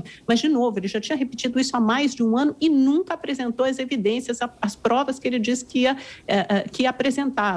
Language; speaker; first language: Portuguese; native; Portuguese